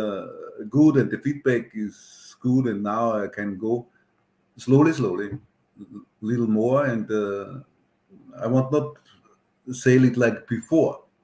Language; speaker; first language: English; non-native, learner; German